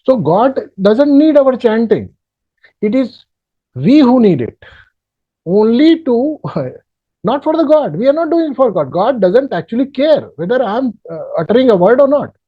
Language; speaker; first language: English; non-native, local second language; Hindi